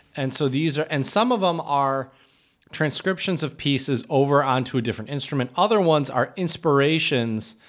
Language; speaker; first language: English; native; English